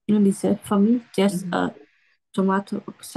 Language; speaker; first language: English; non-native, learner; Vietnamese